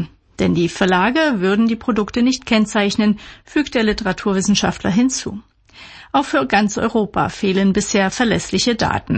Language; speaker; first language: German; native; German